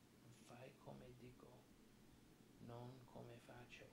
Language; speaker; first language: Italian; non-native, learner; English